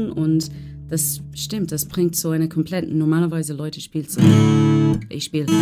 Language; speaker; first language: German; non-native, learner; English